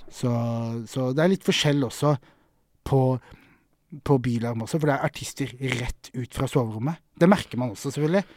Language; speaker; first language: Norwegian; native; Norwegian